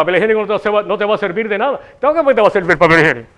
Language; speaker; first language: Spanish; native; Spanish